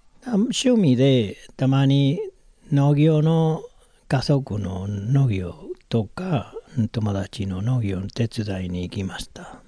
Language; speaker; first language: Japanese; non-native, learner; Spanish